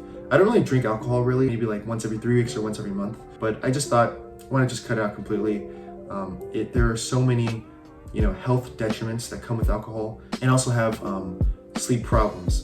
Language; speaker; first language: English; early bilingual, other home language; Chinese